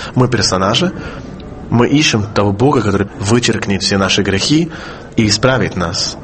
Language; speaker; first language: Russian; non-native, fluent; Hebrew